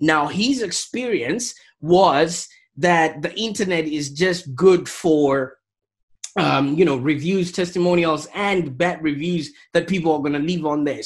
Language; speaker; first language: English; non-native, local second language; Shona